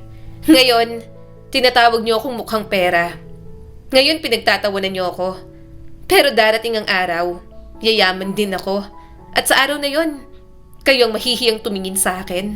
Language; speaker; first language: Filipino; native; Filipino